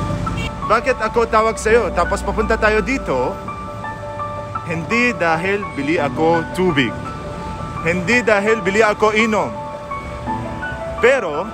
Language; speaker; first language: Filipino; non-native, learner; Arabic